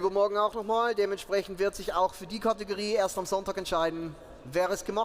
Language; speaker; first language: German; native; German